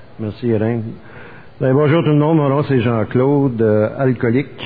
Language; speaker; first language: French; native; French